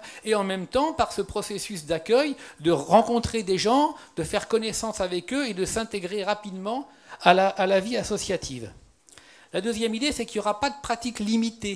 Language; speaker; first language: French; native; French